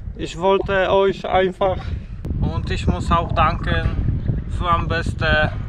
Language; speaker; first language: German; non-native, learner; Polish